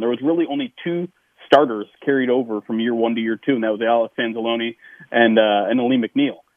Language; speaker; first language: English; native; English